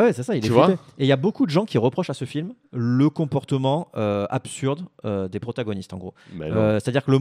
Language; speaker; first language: French; native; French